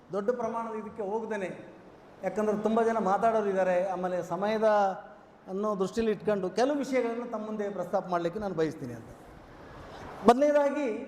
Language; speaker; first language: Kannada; native; Kannada